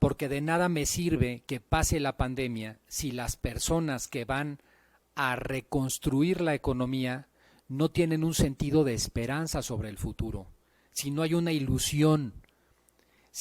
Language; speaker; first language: Spanish; native; Spanish